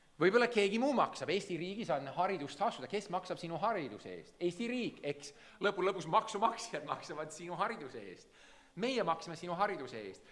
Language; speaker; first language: Estonian; early bilingual, heritage; Estonian